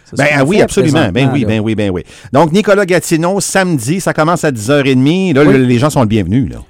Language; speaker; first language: French; native; French